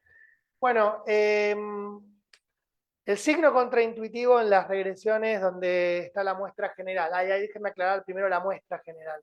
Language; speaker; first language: Spanish; native; Spanish